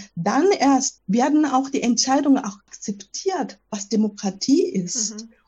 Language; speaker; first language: German; non-native, fluent; Japanese